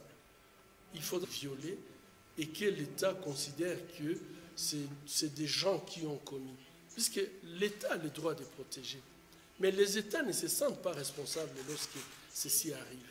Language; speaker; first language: French; non-native, local second language; Swahili